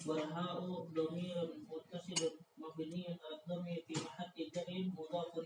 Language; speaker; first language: Arabic; non-native, learner; Indonesian